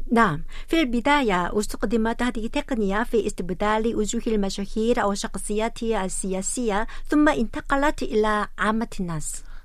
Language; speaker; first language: Arabic; non-native, fluent; Korean